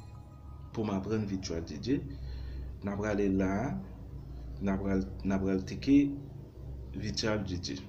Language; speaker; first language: French; non-native, learner; Haitian Creole